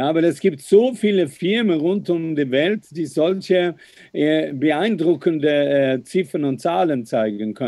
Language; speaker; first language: German; non-native, fluent; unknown